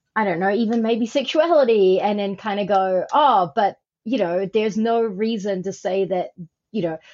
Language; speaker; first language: English; native; English